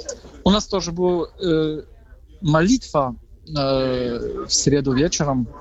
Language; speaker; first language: Russian; non-native, fluent; Polish